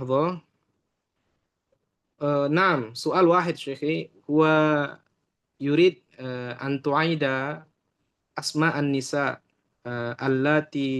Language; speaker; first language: Arabic; non-native, fluent; Indonesian